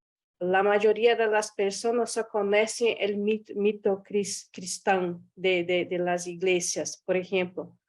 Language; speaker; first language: Spanish; non-native, fluent; Guarani